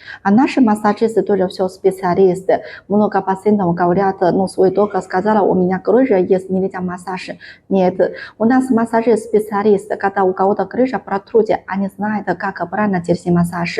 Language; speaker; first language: Russian; non-native, learner; Chinese